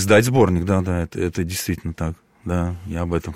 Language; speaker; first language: Russian; native; Russian